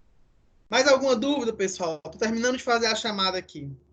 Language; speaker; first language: Portuguese; native; Portuguese